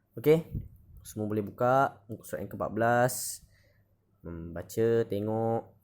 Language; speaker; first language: Malay; native; Malay